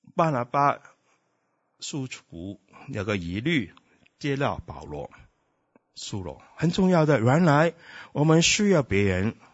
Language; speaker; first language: Chinese; non-native, local second language; Cantonese